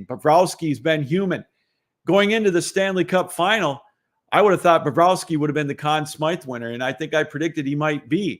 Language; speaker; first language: English; native; English